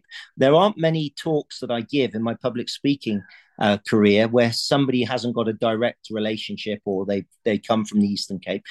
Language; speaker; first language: English; native; English